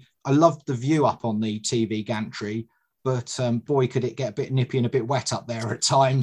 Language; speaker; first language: English; native; English